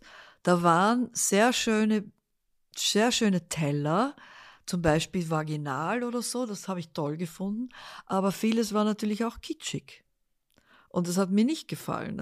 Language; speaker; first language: German; early bilingual, other home language; Dutch